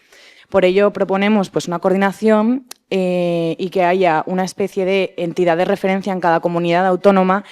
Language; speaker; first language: Spanish; native; Spanish